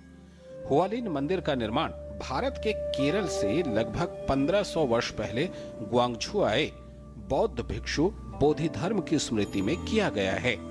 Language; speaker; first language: Hindi; native; Hindi